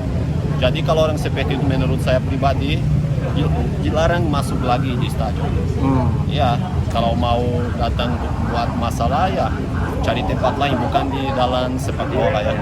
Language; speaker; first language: Indonesian; non-native, fluent; Portuguese